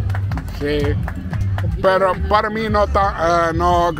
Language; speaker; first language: Spanish; non-native, learner; Finnish